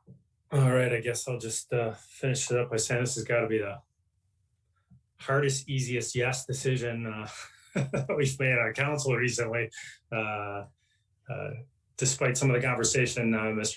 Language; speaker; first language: English; native; English